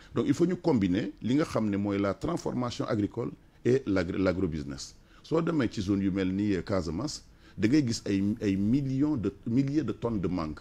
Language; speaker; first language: French; non-native, local second language; Wolof